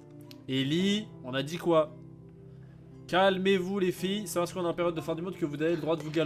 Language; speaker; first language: French; native; French